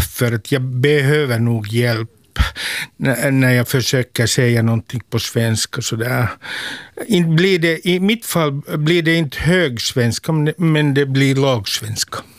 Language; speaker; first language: Swedish; non-native, local second language; Finnish